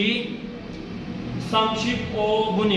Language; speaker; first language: Korean; non-native, learner; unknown